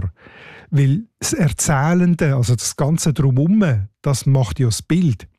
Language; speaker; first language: German; native; German